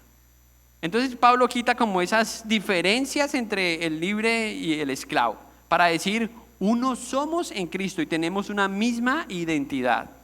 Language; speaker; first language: Spanish; native; Spanish